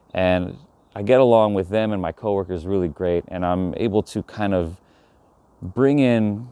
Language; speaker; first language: English; native; English